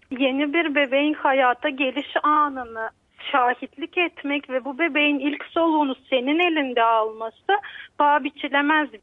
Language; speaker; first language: Turkish; native; Turkish